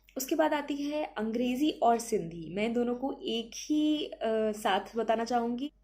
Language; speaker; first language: Hindi; native; Hindi